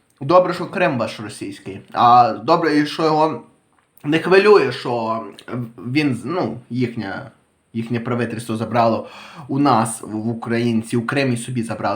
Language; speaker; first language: Ukrainian; native; Ukrainian